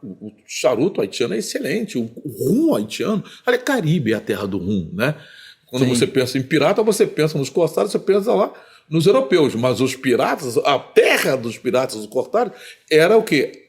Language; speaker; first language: Portuguese; native; Portuguese